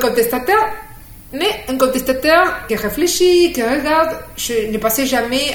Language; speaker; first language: French; non-native, fluent; Spanish